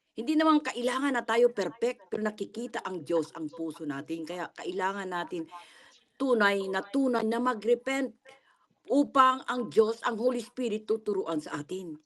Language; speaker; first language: Filipino; non-native, local second language; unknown